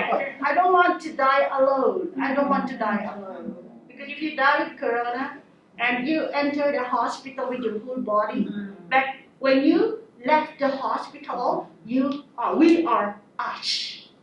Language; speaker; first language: English; non-native, local second language; Filipino